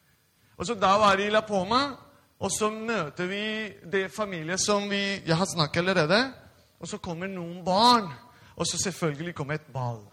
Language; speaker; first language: Norwegian; non-native, fluent; Spanish